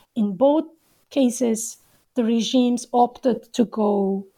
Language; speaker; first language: English; non-native, fluent; Turkish